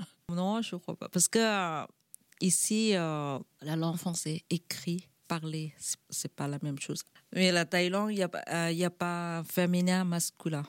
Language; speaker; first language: French; non-native, learner; Thai